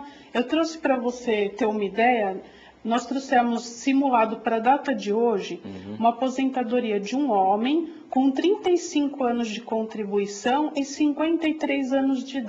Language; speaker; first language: Portuguese; native; Portuguese